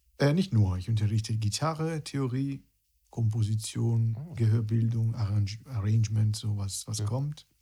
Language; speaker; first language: German; non-native, fluent; Italian